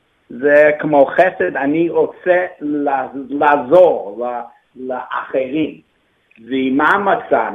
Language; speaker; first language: Hebrew; non-native, fluent; English